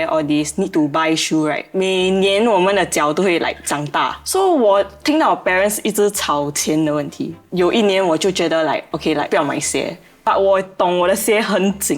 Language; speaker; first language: Chinese; non-native, local second language; English